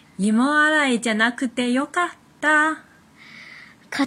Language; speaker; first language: Japanese; non-native, fluent; Chinese